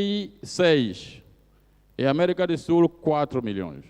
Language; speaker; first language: Portuguese; non-native, fluent; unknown